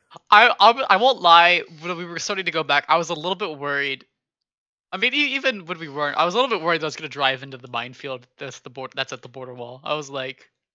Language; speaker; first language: English; native; English